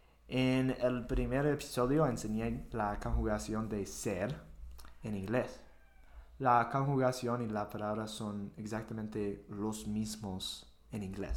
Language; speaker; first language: Spanish; non-native, fluent; English